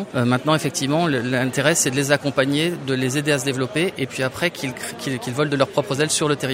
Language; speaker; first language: French; native; French